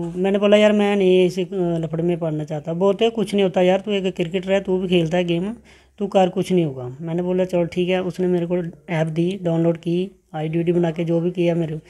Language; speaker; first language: Hindi; native; Hindi